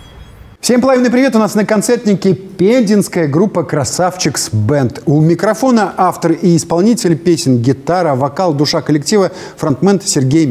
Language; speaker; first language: Russian; native; Russian